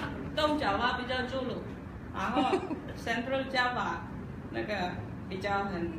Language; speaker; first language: Chinese; non-native, learner; Javanese